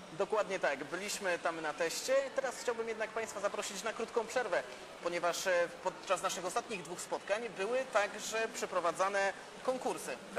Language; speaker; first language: Polish; native; Polish